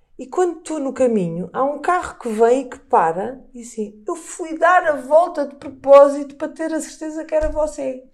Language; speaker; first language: Portuguese; native; Portuguese